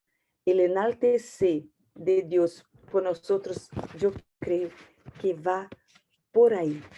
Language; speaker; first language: Portuguese; non-native, learner; Spanish